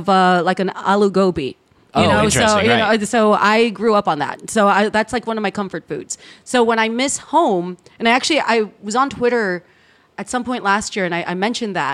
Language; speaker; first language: English; native; English